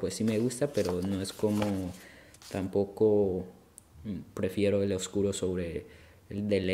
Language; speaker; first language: Spanish; early bilingual, heritage; Spanish